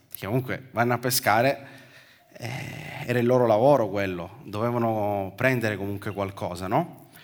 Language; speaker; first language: Italian; native; Italian